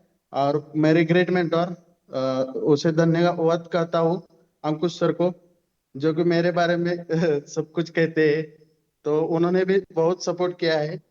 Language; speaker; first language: Hindi; non-native, local second language; Marathi